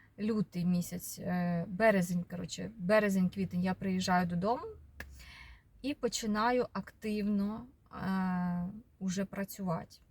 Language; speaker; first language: Ukrainian; non-native, local second language; Russian